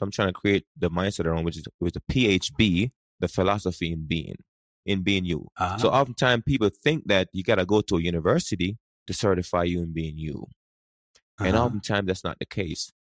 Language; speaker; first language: English; non-native, local second language; Jamaican Creole English